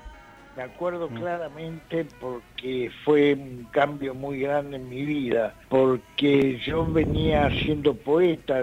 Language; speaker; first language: Spanish; native; Spanish